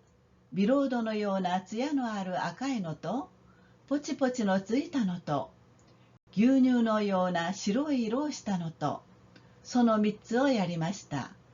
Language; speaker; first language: Japanese; non-native, fluent; Korean